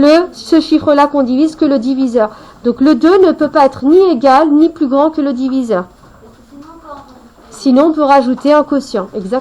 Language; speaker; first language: French; native; French